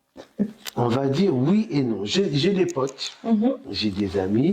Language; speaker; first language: French; native; French